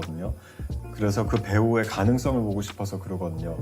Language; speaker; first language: Korean; early bilingual, heritage; Korean